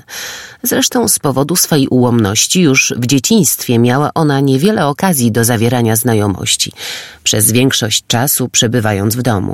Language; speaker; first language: Polish; native; Polish